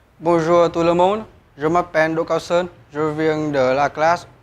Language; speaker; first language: French; non-native, learner; Vietnamese